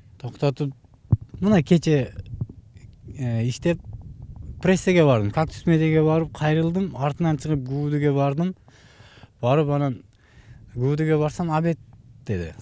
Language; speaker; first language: Kyrgyz; non-native, local second language; Uzbek